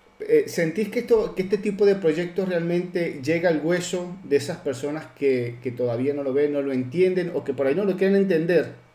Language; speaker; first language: Spanish; native; Spanish